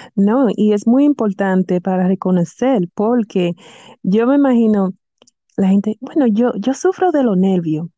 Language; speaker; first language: Spanish; early bilingual, heritage; Spanish